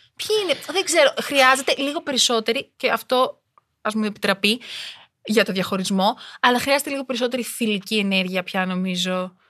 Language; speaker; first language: Greek; early bilingual, other home language; Albanian